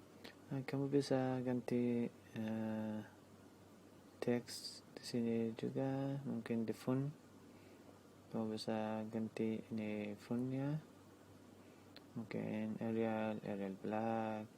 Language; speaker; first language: Indonesian; non-native, learner; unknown